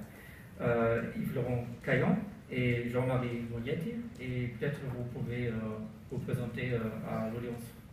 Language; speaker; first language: French; non-native, learner; German